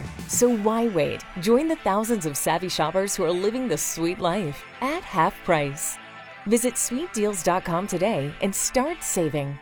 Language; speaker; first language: English; native; English